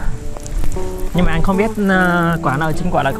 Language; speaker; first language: Vietnamese; non-native, fluent; Chinese